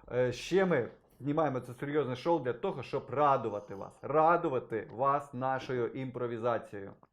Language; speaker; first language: Ukrainian; non-native, local second language; Russian